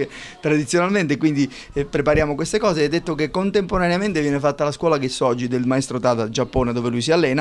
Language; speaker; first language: Italian; native; Italian